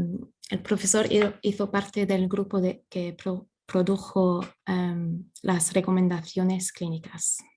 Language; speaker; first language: Spanish; non-native, fluent; English